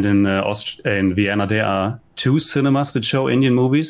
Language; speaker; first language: English; non-native, fluent; German